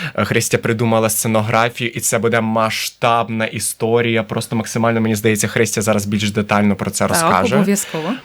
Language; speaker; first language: Ukrainian; native; Ukrainian